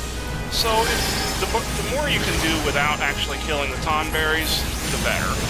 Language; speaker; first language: English; native; English